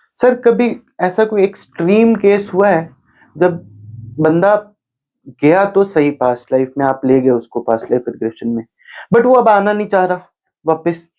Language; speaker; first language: Hindi; native; Hindi